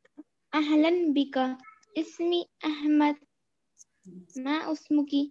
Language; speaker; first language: Arabic; non-native, learner; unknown